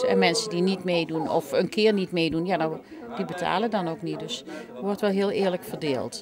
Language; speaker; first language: Dutch; native; Dutch